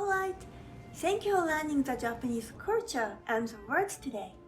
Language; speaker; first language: English; non-native, fluent; Japanese